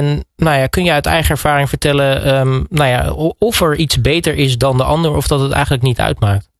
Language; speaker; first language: Dutch; native; Dutch